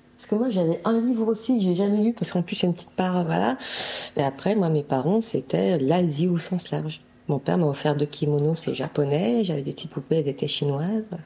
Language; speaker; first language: French; native; French